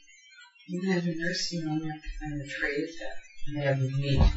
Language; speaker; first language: English; native; English